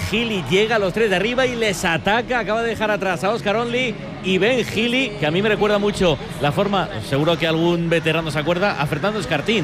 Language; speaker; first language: Spanish; native; Spanish